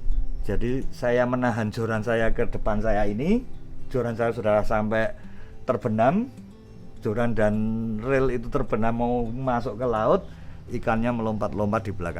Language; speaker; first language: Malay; non-native, local second language; Javanese